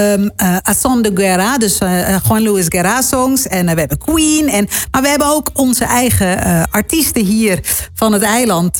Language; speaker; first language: Dutch; native; Dutch